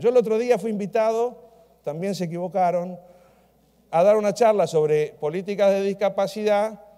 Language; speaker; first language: Spanish; native; Spanish